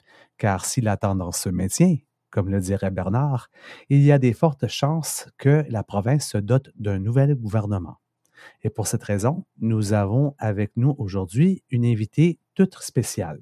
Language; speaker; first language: French; native; French